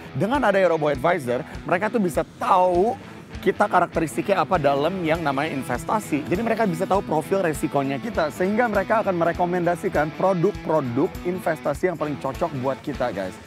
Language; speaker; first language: Indonesian; native; Indonesian